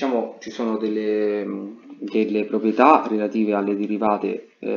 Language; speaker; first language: Italian; native; Italian